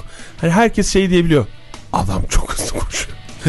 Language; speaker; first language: Turkish; native; Turkish